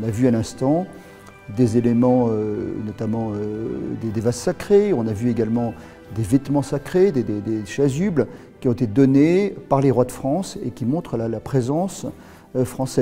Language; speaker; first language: French; native; French